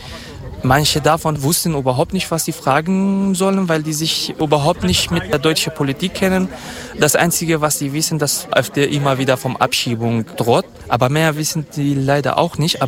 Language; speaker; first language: German; non-native, fluent; Kurdish